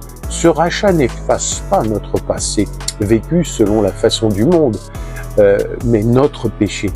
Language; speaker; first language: French; native; French